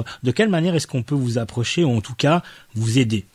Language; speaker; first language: French; native; French